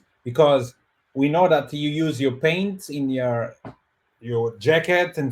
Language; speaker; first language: English; non-native, fluent; Portuguese